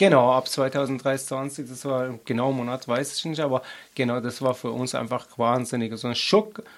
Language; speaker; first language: German; non-native, learner; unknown